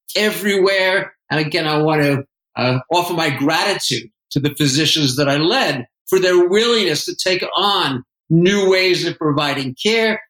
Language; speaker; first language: English; native; English